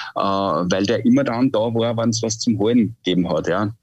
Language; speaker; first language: German; native; German